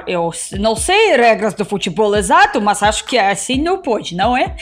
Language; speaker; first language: Portuguese; non-native, learner; Russian